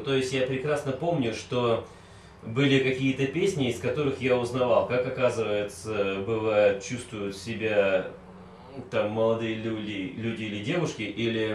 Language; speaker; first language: Russian; native; Russian